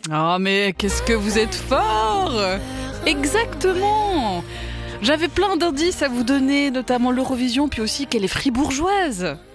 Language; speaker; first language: French; native; French